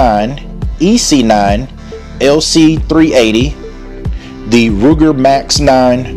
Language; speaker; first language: English; native; English